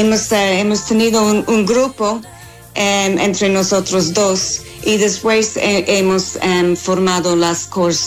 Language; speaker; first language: Spanish; non-native, fluent; English